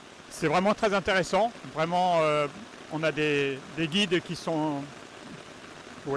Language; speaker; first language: French; native; French